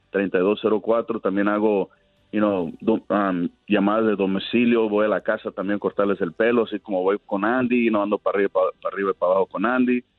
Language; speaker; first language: Spanish; early bilingual, heritage; Spanish